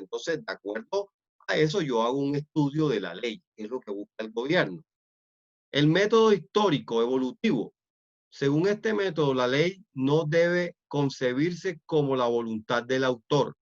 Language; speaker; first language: Spanish; native; Spanish